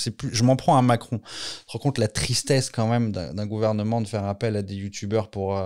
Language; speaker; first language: French; native; French